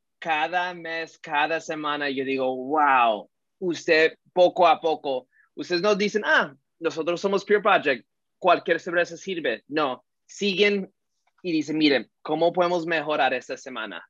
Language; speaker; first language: Spanish; early bilingual, heritage; Spanish